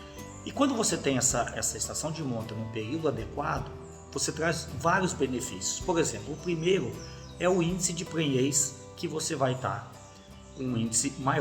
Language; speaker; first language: Portuguese; native; Portuguese